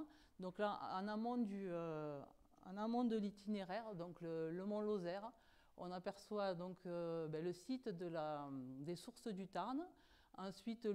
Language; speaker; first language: French; native; French